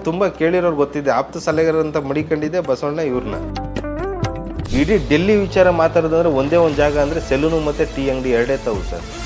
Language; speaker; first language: Kannada; native; Kannada